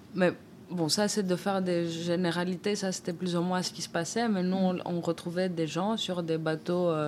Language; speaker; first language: French; non-native, fluent; Greek